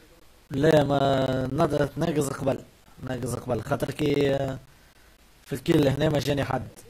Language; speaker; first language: Arabic; native; Arabic